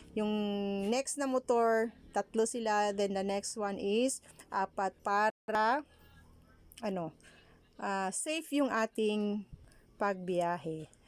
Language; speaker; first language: Filipino; non-native, local second language; Cebuano